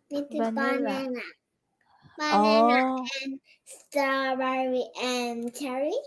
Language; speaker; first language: English; non-native, learner; Korean